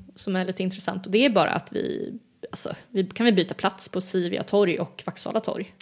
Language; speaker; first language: Swedish; native; Swedish